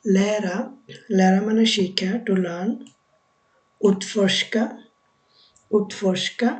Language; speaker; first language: Bangla; native; Bangla